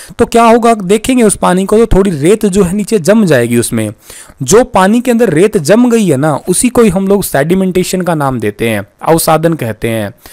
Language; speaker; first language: Hindi; native; Hindi